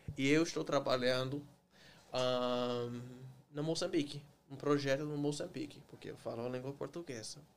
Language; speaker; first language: Portuguese; non-native, fluent; English